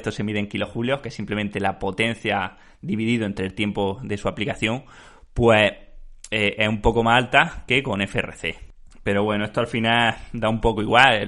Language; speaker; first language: Spanish; native; Spanish